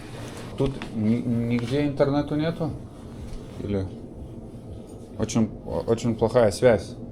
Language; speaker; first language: Russian; non-native, learner; Lithuanian